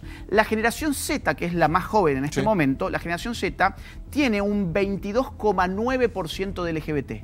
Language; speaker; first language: Spanish; native; Spanish